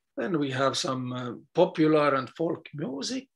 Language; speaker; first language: English; non-native, fluent; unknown